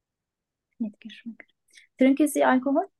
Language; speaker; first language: German; non-native, learner; Turkish